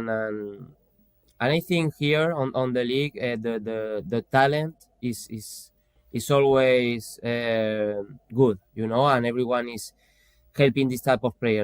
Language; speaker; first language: English; non-native, fluent; Spanish